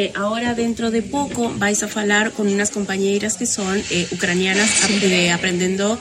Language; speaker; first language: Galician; non-native, learner; Spanish